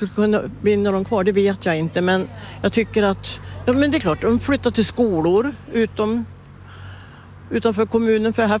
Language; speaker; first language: Swedish; native; Swedish